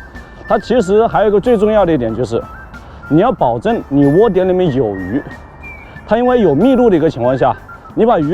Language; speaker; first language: Chinese; native; Chinese